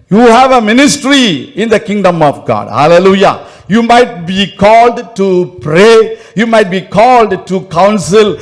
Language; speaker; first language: English; non-native, local second language; Tamil